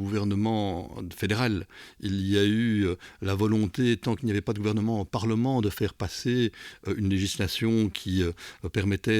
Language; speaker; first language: French; native; French